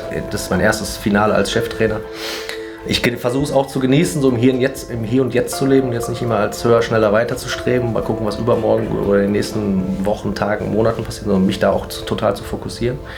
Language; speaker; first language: German; native; German